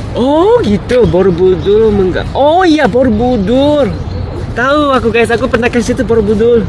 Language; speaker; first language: Indonesian; early bilingual, heritage; Japanese